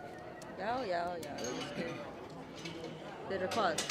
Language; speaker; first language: Icelandic; non-native, learner; English